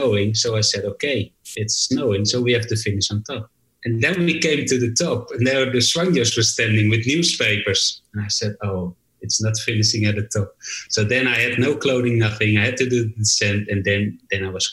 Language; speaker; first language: English; non-native, fluent; Dutch